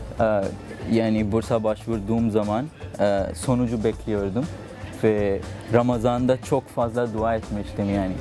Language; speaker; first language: Turkish; non-native, fluent; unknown